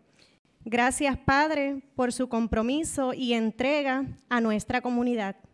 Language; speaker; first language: Spanish; native; Spanish